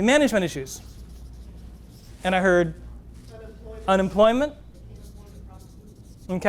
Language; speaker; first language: English; native; English